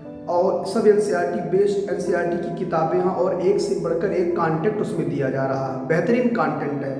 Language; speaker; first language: Hindi; native; Hindi